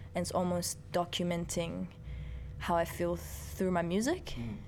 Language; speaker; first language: English; early bilingual, other home language; Persian